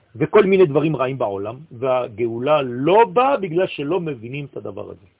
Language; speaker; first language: Hebrew; non-native, fluent; French